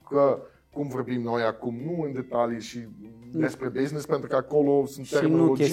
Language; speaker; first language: Romanian; non-native, learner; Dutch